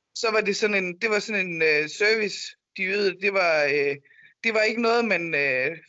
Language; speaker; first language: Danish; native; Danish